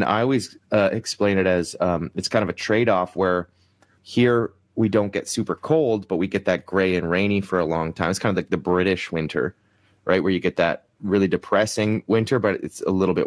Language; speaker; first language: English; native; English